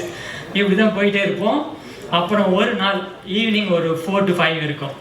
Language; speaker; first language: Tamil; native; Tamil